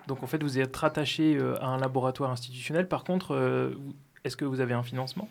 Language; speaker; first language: French; native; French